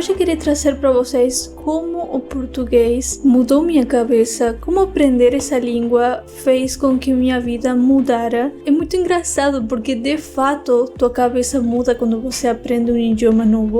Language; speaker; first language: Portuguese; non-native, fluent; Spanish